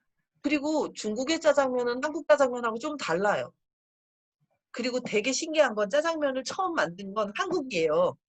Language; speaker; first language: Korean; native; Korean